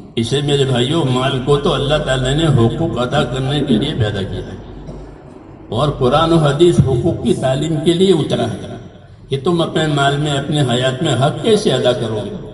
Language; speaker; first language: Urdu; non-native, local second language; Gujarati